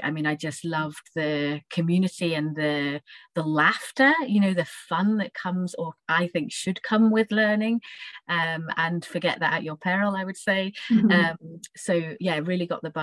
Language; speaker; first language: English; native; English